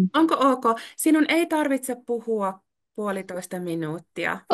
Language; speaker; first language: Finnish; native; Finnish